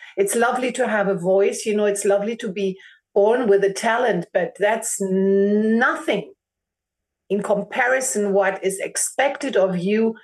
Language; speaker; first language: English; non-native, fluent; German